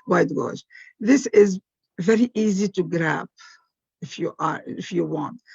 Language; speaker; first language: English; non-native, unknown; Arabic